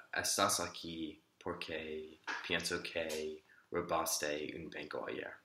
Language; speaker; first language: Spanish; non-native, learner; English